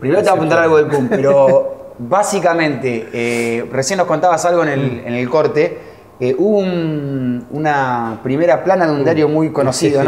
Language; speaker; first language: Spanish; native; Spanish